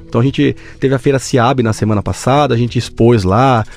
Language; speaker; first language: Portuguese; native; Portuguese